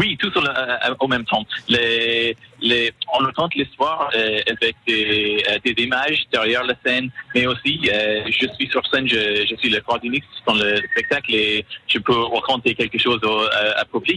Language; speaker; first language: French; non-native, learner; English